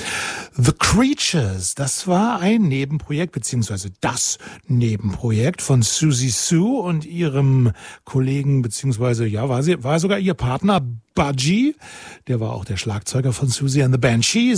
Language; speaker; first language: German; native; German